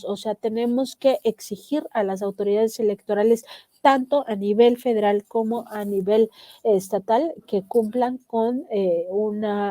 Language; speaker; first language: Spanish; native; Spanish